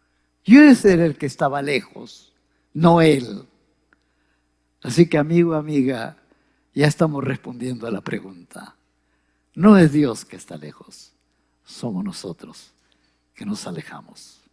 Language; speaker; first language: Spanish; native; Spanish